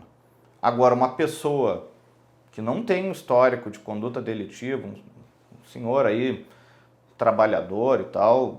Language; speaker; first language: Portuguese; native; Portuguese